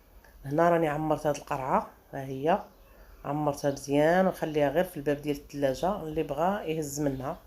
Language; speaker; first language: Arabic; native; Arabic